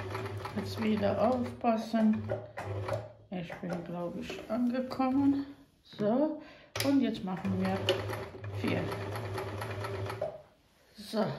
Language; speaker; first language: German; non-native, learner; Croatian